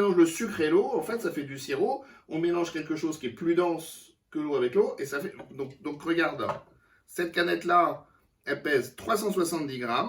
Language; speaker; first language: French; native; French